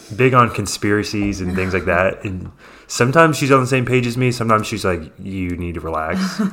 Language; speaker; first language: English; native; English